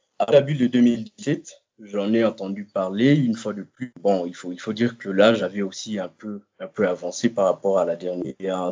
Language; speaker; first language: French; non-native, local second language; Lingala